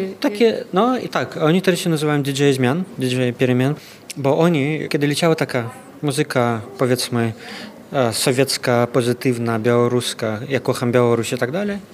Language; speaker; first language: Polish; non-native, fluent; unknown